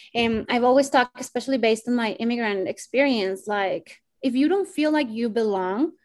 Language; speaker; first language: English; non-native, fluent; Spanish